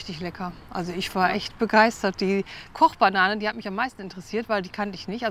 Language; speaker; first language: German; native; German